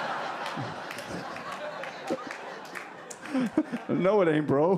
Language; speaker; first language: English; native; English